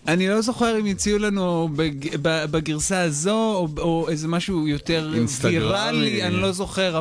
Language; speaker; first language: Hebrew; native; Hebrew